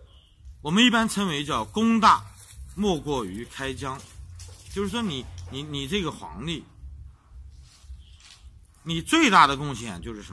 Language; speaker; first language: Chinese; native; Chinese